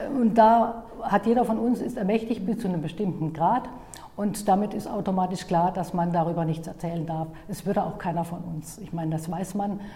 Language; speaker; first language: German; native; German